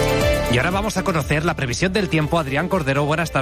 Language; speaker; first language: Spanish; native; Spanish